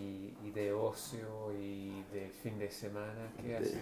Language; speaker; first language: Spanish; non-native, fluent; English